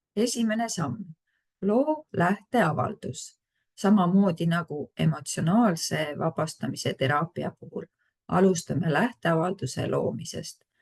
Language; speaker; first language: Estonian; native; Estonian